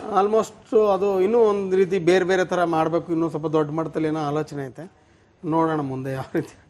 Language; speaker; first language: Kannada; native; Kannada